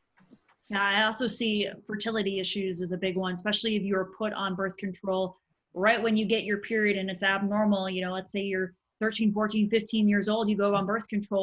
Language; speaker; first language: English; native; English